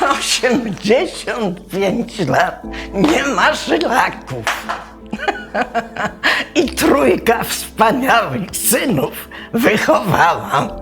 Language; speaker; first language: Polish; native; Polish